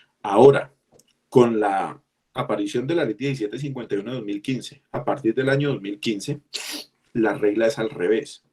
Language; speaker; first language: Spanish; native; Spanish